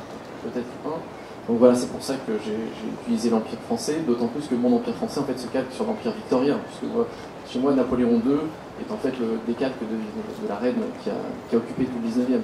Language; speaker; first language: French; native; French